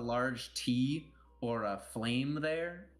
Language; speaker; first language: English; native; English